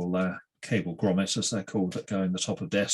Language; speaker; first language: English; native; English